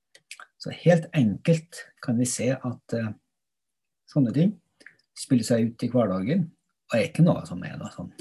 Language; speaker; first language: Norwegian; native; Norwegian